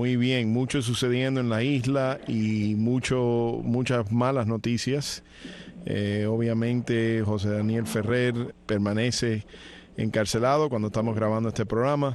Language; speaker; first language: Spanish; early bilingual, heritage; Spanish